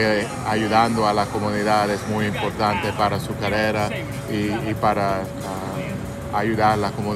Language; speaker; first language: Spanish; non-native, fluent; English